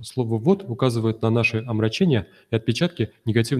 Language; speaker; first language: Russian; native; Russian